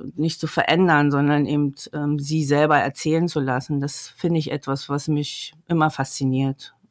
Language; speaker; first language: German; native; German